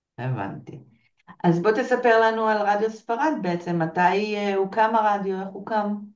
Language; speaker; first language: Hebrew; native; Hebrew